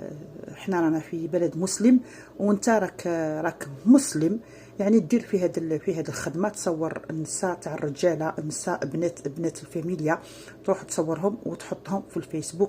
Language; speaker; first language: Arabic; native; Arabic